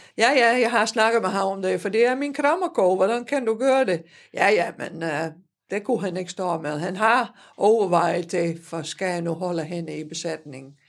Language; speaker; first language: Danish; non-native, fluent; Dutch